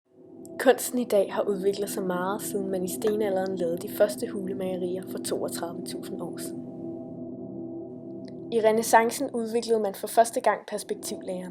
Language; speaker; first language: Danish; native; Danish